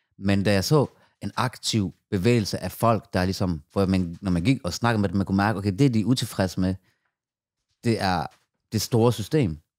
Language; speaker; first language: Danish; early bilingual, other home language; Persian